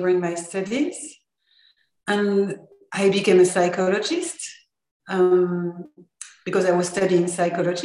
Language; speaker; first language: English; non-native, fluent; French